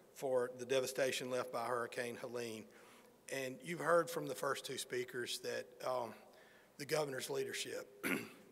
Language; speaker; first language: English; native; English